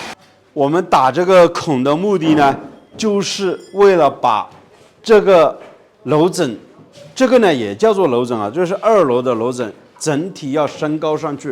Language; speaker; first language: Chinese; native; Chinese